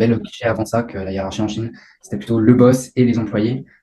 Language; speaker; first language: French; native; French